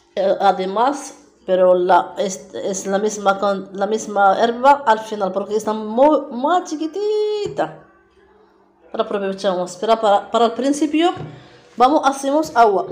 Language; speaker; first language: Spanish; non-native, learner; Arabic